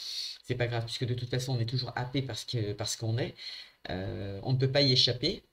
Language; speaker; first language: French; native; French